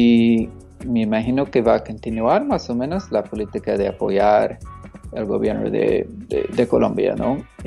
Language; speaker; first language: Spanish; non-native, fluent; English